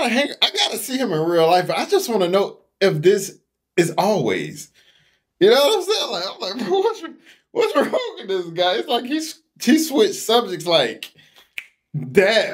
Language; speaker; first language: English; native; English